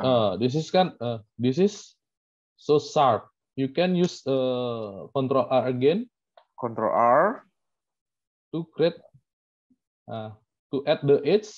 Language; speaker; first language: English; non-native, learner; Indonesian